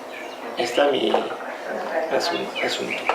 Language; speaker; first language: Spanish; non-native, learner; French